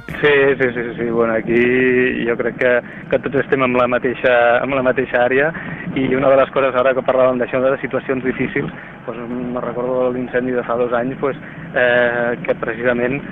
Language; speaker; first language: Catalan; native; Catalan